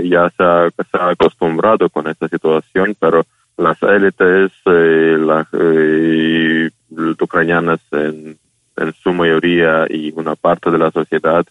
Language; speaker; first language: Spanish; non-native, fluent; Ukrainian